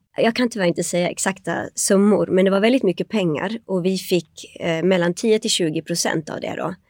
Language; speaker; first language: Swedish; early bilingual, other home language; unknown